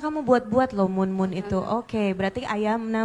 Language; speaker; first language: Indonesian; native; Indonesian